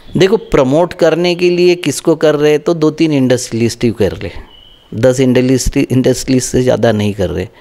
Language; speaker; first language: Hindi; non-native, local second language; Marathi